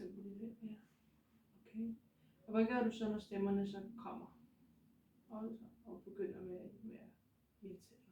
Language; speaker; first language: Danish; native; Danish